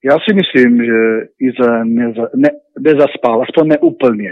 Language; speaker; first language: Czech; non-native, learner; Hebrew